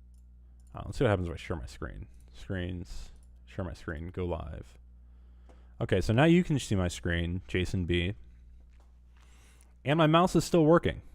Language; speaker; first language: English; native; English